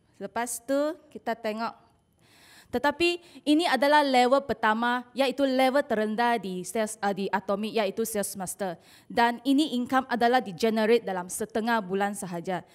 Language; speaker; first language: Malay; non-native, local second language; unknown